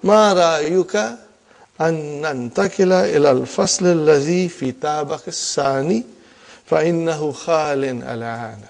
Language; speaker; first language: Arabic; non-native, fluent; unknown